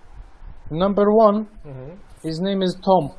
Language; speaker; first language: English; non-native, fluent; Arabic